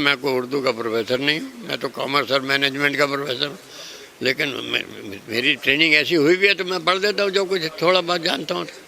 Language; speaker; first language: Urdu; native; Urdu